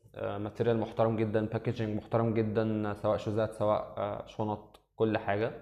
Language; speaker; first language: Arabic; native; Arabic